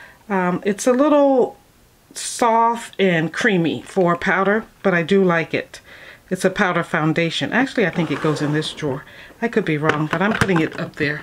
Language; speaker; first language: English; native; English